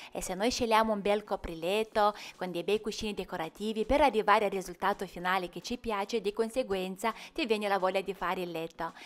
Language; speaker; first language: Italian; non-native, fluent; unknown